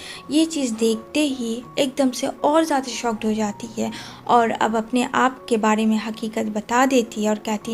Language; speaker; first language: Hindi; native; Hindi